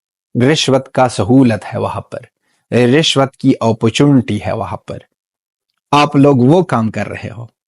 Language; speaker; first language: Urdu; non-native, fluent; Pashto